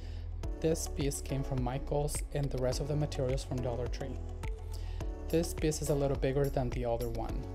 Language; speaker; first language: English; non-native, fluent; Spanish